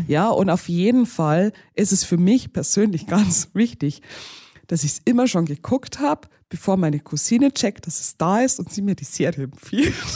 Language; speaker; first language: German; native; German